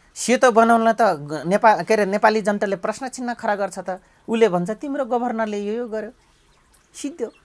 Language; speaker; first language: Nepali; non-native, local second language; Dangaura Tharu